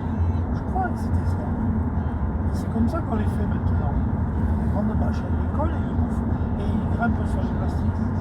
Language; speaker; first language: French; native; French